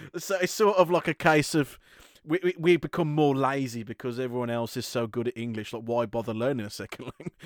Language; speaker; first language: English; native; English